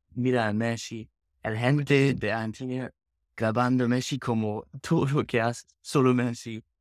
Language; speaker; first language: Spanish; non-native, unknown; Dutch